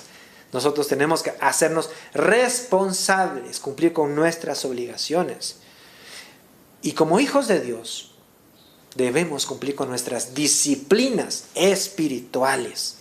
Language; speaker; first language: Spanish; native; Spanish